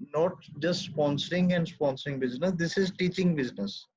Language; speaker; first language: English; non-native, local second language; Punjabi